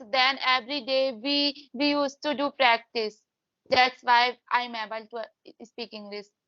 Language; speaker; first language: English; non-native, learner; Hindi